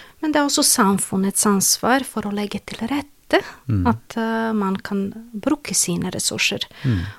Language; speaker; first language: Norwegian; non-native, fluent; Serbian